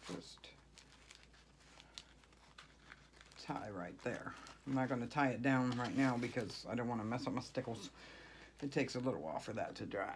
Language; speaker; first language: English; native; English